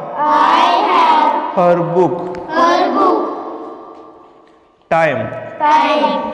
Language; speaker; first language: English; non-native, learner; Marathi